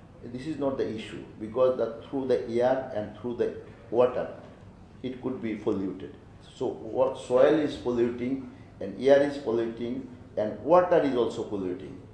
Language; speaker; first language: English; non-native, local second language; Bangla